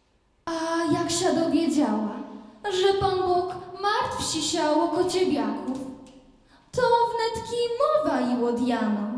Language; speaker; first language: Polish; native; Polish